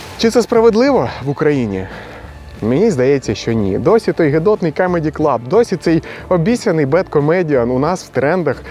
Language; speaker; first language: Ukrainian; non-native, local second language; Russian